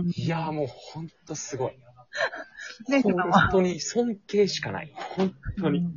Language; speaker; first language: Japanese; native; Japanese